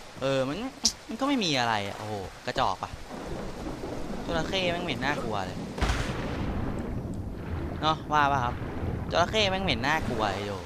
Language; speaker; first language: Thai; native; Thai